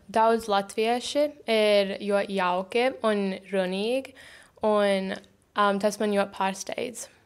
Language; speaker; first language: Latvian; early bilingual, heritage; English